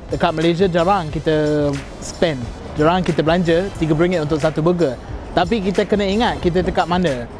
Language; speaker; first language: Malay; non-native, fluent; English